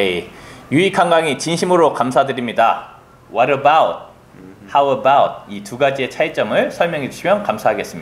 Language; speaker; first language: Korean; native; Korean